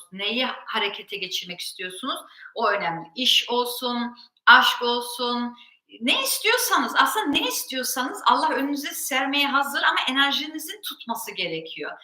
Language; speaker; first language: Turkish; early bilingual, heritage; Turkish